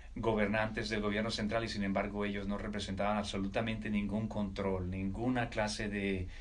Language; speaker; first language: Spanish; native; Spanish